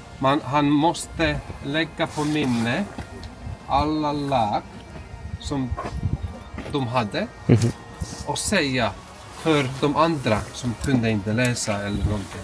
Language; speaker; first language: Swedish; non-native, fluent; Icelandic